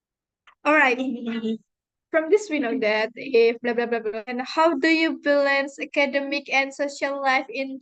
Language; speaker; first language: English; non-native, fluent; Indonesian